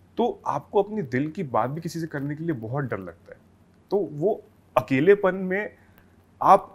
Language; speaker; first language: Hindi; native; Hindi